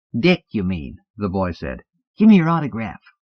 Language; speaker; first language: English; native; English